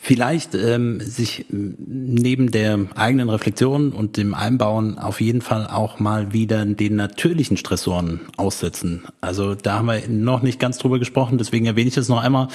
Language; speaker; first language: German; native; German